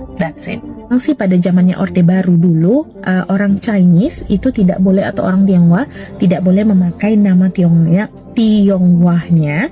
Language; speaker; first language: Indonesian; non-native, local second language; Tamil